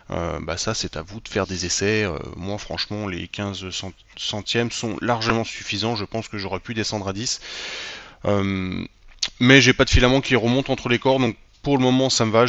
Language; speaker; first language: French; native; French